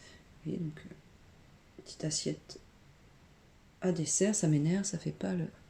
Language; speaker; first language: French; native; French